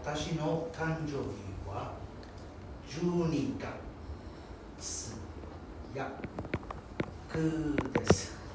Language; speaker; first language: Japanese; non-native, learner; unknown